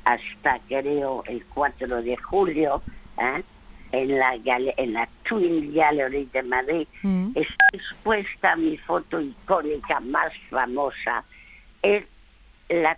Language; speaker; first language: Spanish; early bilingual, other home language; French